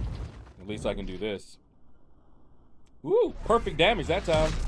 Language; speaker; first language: English; native; English